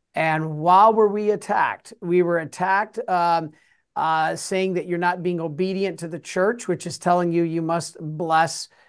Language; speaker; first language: English; native; English